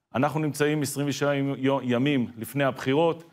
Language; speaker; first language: Hebrew; native; Hebrew